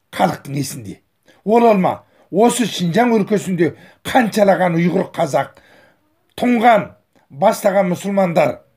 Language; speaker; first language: Kazakh; native; Kazakh